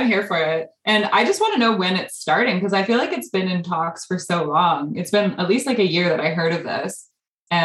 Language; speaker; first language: English; native; English